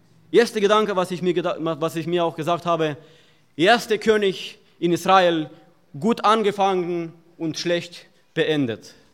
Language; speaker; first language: German; non-native, fluent; Russian